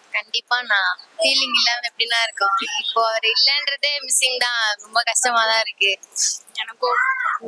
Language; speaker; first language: Tamil; native; Tamil